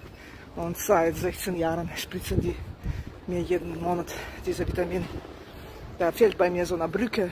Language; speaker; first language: German; non-native, fluent; Russian